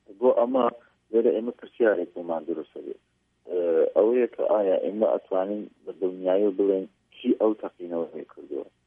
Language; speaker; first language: Central Kurdish; native; Central Kurdish